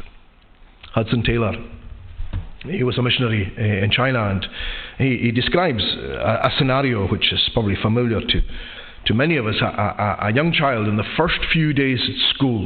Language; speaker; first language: English; native; English